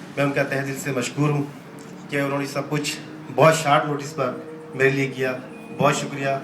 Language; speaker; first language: Urdu; native; Urdu